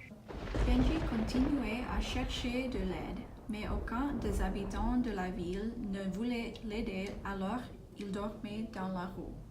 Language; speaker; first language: French; non-native, learner; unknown